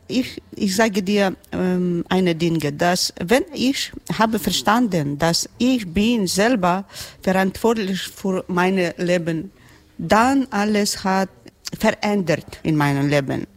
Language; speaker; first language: German; non-native, learner; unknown